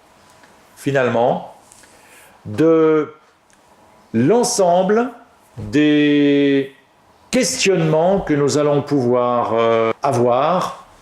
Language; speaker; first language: French; native; French